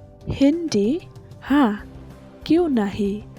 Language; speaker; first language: Hindi; non-native, local second language; Khasi